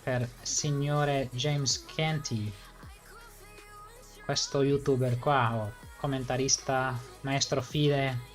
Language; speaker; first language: Italian; non-native, fluent; English